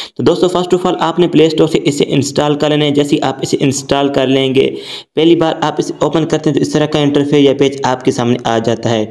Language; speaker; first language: Urdu; native; Urdu